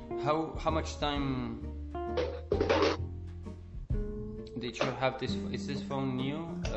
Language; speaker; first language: English; non-native, fluent; Spanish